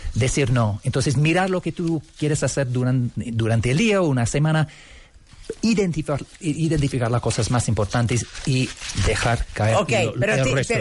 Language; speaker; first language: Spanish; non-native, fluent; English